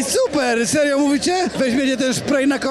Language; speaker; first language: Polish; native; Polish